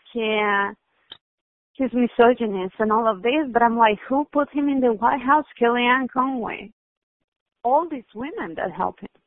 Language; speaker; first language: English; non-native, fluent; Spanish